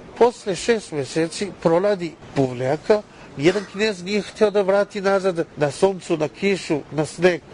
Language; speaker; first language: Serbian; non-native, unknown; Chinese